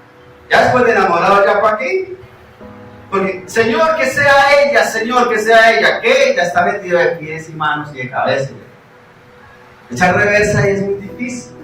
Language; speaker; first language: Spanish; native; Spanish